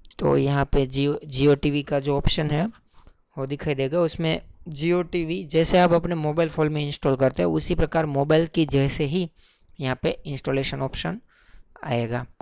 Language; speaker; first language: Hindi; non-native, local second language; Gujarati